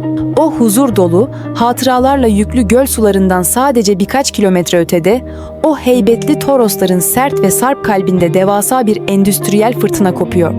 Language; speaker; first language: Turkish; native; Turkish